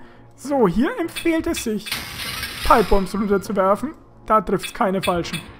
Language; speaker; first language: German; native; German